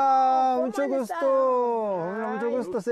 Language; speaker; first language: Spanish; non-native, learner; Korean